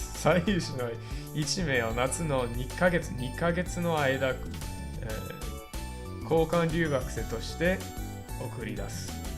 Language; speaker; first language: Japanese; non-native, fluent; English